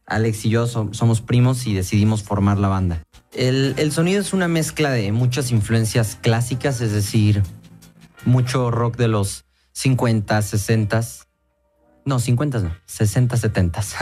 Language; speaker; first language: Spanish; native; Spanish